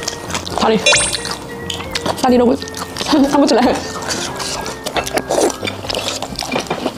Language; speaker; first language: Chinese; non-native, learner; Korean